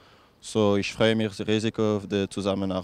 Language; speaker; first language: German; non-native, local second language; French